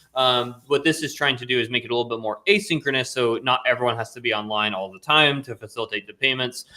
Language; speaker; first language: English; native; English